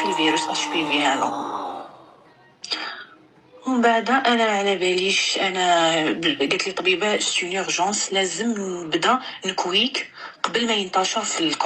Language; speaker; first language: Arabic; native; Arabic